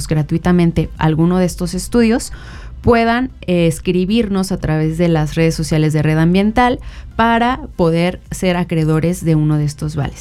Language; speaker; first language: Spanish; native; Spanish